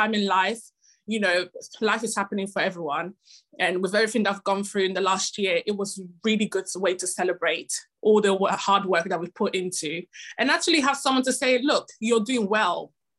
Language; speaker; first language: English; non-native, fluent; Italian